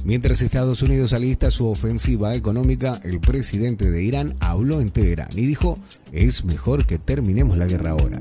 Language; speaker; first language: Spanish; native; Spanish